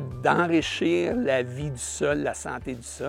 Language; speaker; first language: French; native; French